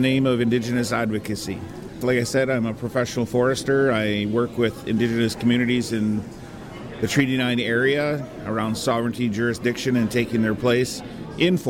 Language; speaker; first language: English; native; English